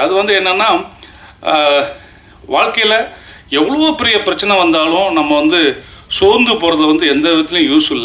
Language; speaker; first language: Tamil; native; Tamil